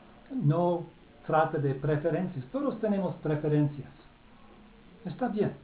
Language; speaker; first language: Spanish; non-native, fluent; English